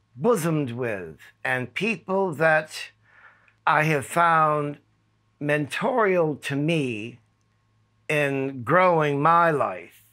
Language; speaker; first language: English; native; English